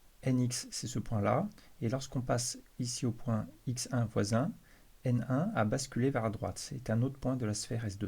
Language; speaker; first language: French; native; French